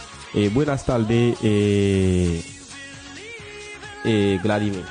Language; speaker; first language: Spanish; non-native, learner; Haitian Creole